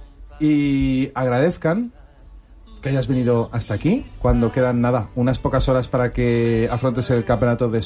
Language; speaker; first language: Spanish; native; Spanish